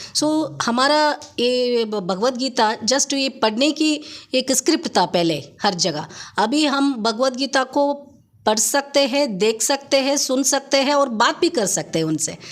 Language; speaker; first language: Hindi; non-native, local second language; Kannada